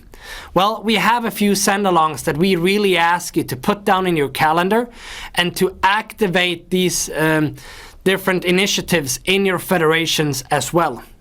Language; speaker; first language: English; non-native, fluent; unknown